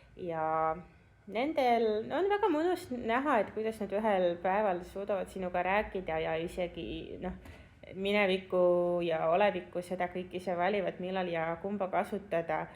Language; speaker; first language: Estonian; non-native, local second language; Russian